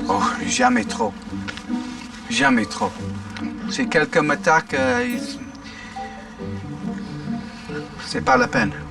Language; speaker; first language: French; non-native, fluent; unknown